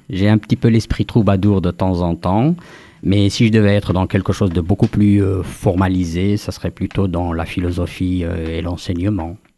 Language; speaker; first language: French; non-native, local second language; Kabyle